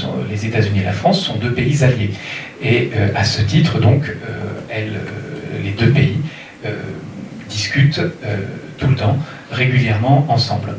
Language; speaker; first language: French; native; French